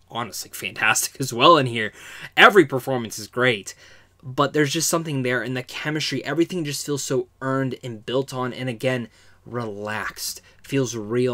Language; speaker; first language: English; native; English